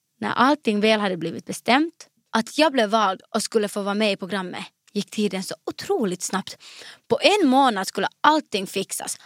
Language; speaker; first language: Swedish; native; Swedish